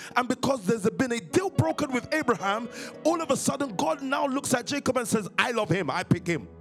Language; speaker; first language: English; native; English